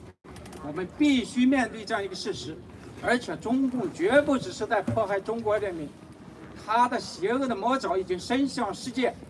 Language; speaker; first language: Chinese; native; Chinese